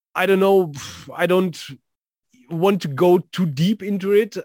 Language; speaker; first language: English; non-native, fluent; German